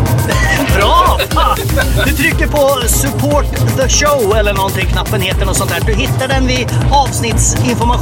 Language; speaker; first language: Swedish; native; Swedish